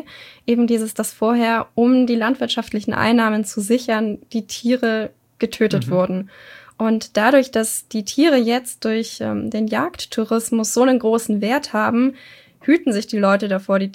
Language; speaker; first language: German; native; German